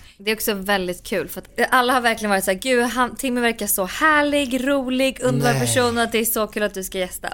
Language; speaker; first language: Swedish; native; Swedish